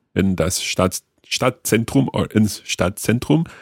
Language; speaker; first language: German; non-native, learner; English